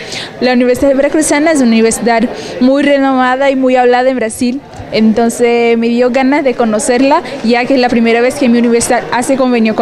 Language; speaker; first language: Spanish; non-native, fluent; Portuguese